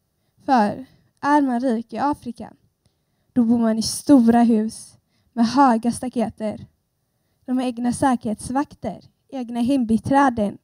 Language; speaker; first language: Swedish; early bilingual, other home language; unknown